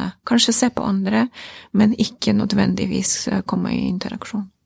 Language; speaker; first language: Norwegian; non-native, fluent; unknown